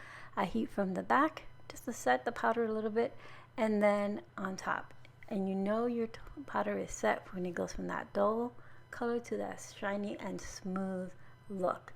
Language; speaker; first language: English; native; English